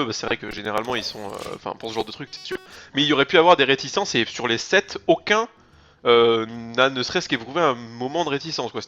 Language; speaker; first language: French; native; French